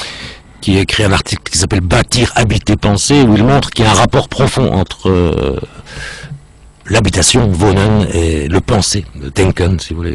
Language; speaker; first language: French; native; French